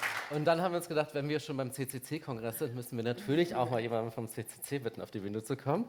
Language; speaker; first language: German; native; German